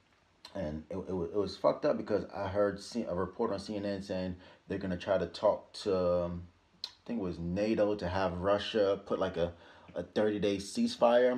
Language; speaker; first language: English; native; English